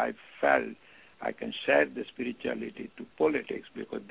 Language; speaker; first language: English; non-native, local second language; Gujarati